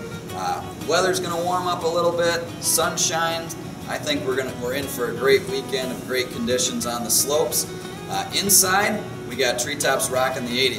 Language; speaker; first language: English; native; English